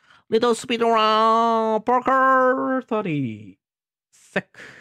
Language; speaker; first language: English; non-native, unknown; Japanese